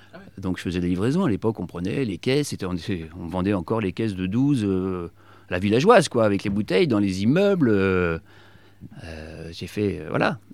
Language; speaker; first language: French; native; French